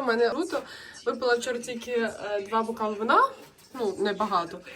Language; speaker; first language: Ukrainian; native; Ukrainian